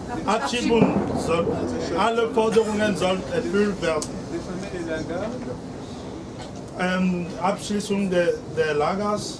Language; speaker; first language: German; non-native, learner; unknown